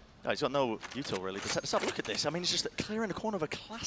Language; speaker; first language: English; native; English